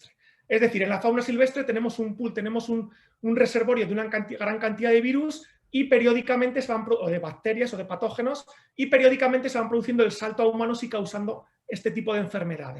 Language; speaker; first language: Spanish; native; Spanish